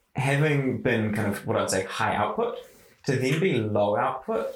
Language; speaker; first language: English; native; English